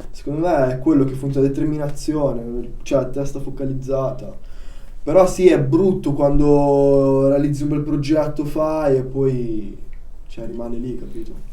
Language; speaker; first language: Italian; early bilingual, other home language; Albanian